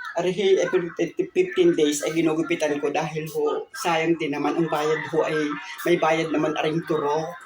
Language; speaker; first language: Filipino; native; Filipino